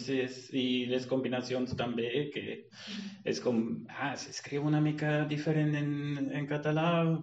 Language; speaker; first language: Catalan; non-native, fluent; German